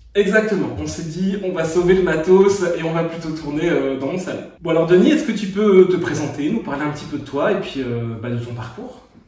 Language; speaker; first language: French; native; French